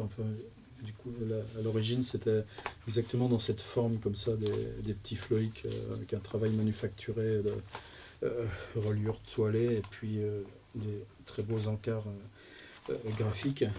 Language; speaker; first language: French; native; French